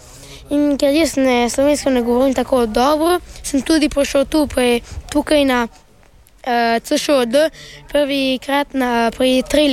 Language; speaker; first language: Slovenian; early bilingual, heritage; Italian